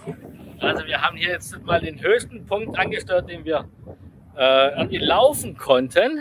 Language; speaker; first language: German; native; German